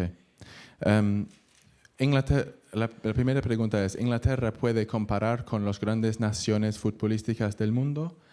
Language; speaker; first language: Spanish; non-native, learner; English